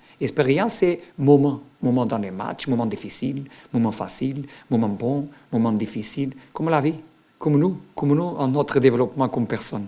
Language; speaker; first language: French; non-native, learner; Portuguese